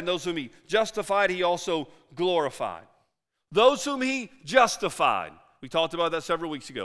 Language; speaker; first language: English; native; English